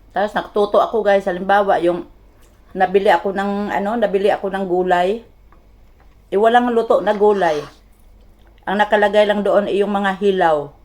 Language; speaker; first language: Filipino; non-native, local second language; Cebuano